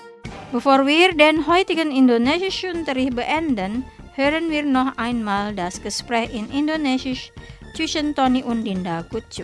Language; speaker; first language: German; non-native, fluent; Indonesian